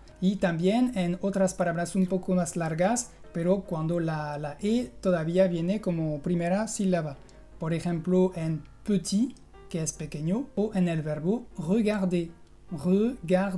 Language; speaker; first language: Spanish; non-native, fluent; French